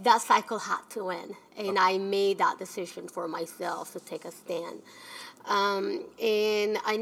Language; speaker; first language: English; early bilingual, other home language; Spanish